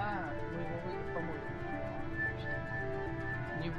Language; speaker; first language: Russian; native; Russian